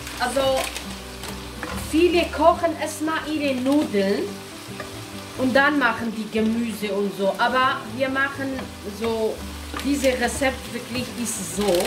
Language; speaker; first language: German; non-native, learner; Kurdish